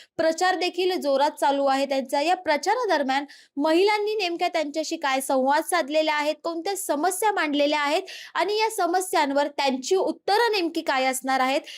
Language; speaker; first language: Marathi; native; Marathi